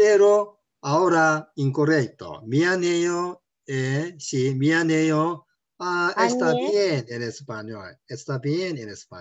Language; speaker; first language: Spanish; non-native, learner; Korean